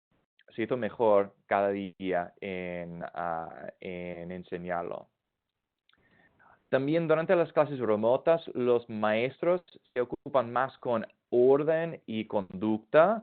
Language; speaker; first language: Spanish; non-native, fluent; English